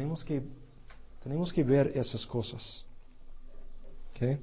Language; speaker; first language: Spanish; non-native, fluent; English